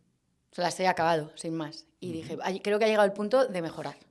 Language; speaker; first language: Spanish; native; Spanish